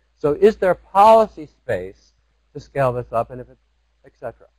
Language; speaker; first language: English; native; English